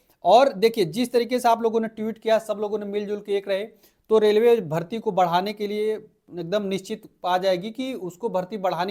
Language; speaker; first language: Hindi; native; Hindi